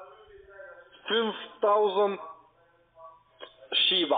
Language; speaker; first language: German; non-native, learner; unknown